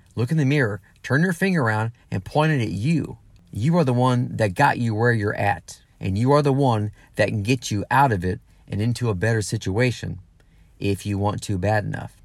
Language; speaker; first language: English; native; English